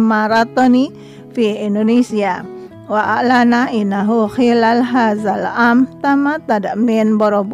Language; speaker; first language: Arabic; non-native, learner; Indonesian